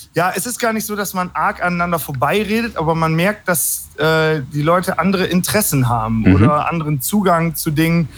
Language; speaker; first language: German; native; German